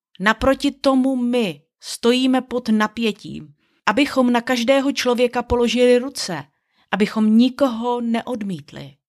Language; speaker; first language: Czech; native; Czech